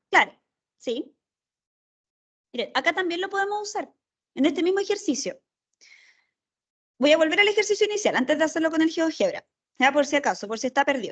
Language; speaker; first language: Spanish; native; Spanish